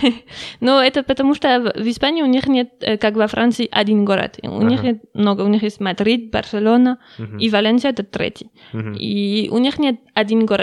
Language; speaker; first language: Russian; non-native, learner; French